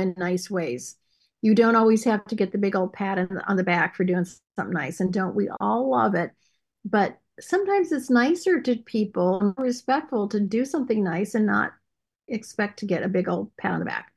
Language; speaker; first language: English; native; English